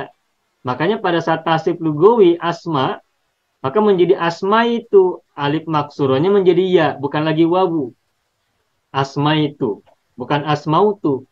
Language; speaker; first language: Indonesian; native; Indonesian